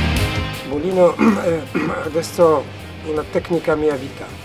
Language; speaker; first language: Italian; non-native, learner; Polish